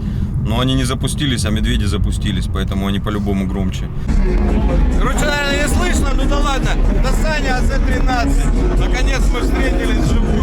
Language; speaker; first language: Russian; native; Russian